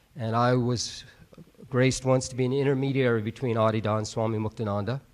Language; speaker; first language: English; native; English